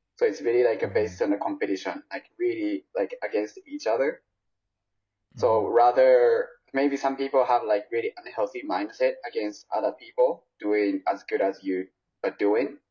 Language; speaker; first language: English; non-native, fluent; Japanese